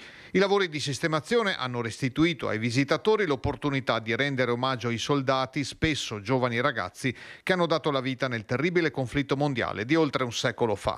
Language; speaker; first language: Italian; native; Italian